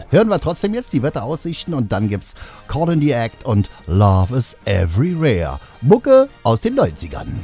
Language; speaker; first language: German; native; German